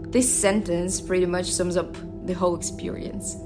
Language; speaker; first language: English; non-native, fluent; Russian